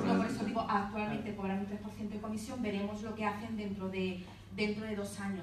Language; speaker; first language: Spanish; native; Spanish